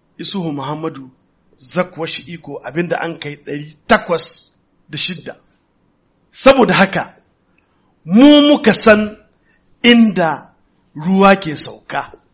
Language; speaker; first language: Hausa; non-native, local second language; Tamasheq